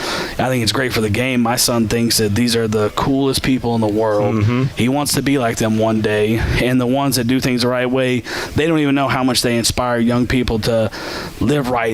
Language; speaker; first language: English; native; English